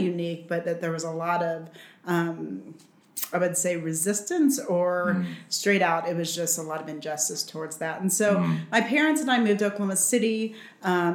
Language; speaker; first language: English; native; English